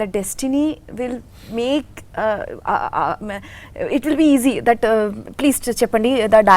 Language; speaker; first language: Telugu; non-native, learner; Bangla